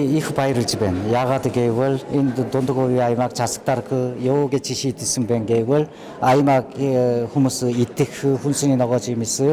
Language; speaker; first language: Mongolian; non-native, fluent; Korean